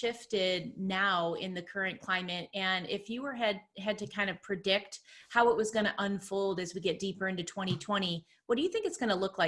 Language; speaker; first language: English; native; English